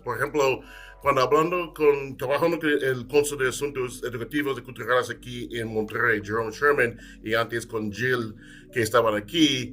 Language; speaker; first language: Spanish; non-native, fluent; English